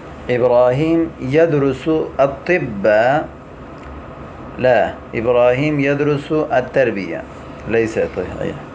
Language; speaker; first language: Arabic; non-native, fluent; Urdu